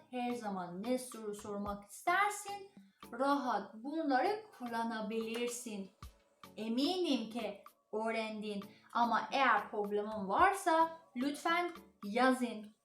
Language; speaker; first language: Turkish; non-native, learner; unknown